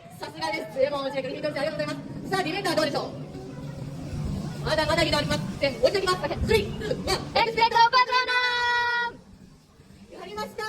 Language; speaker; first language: Japanese; native; Japanese